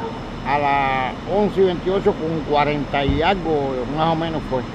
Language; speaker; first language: Spanish; native; Spanish